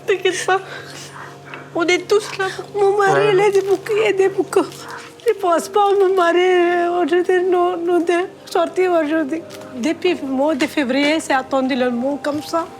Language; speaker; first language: French; non-native, learner; Tamil